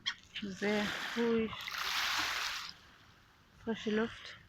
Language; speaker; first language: German; non-native, fluent; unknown